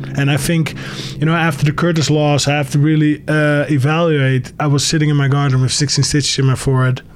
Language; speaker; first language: English; early bilingual, other home language; Dutch